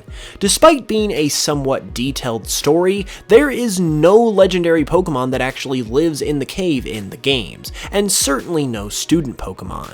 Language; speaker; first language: English; native; English